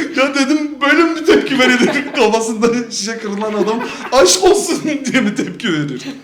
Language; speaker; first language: Turkish; early bilingual, heritage; Turkish